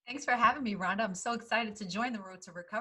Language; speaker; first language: English; native; English